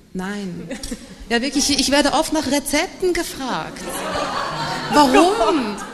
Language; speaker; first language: German; early bilingual, other home language; Malayalam